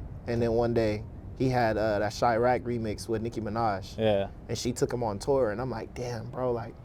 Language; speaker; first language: English; native; English